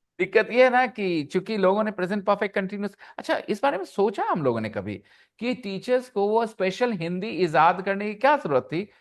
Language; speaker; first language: Hindi; native; Hindi